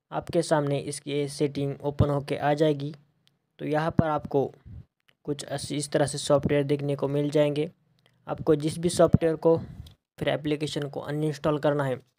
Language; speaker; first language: Hindi; non-native, local second language; Marathi